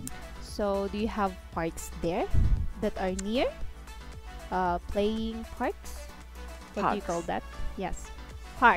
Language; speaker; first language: English; non-native, fluent; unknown